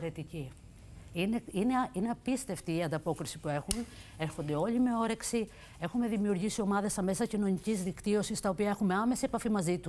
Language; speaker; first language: Greek; native; Greek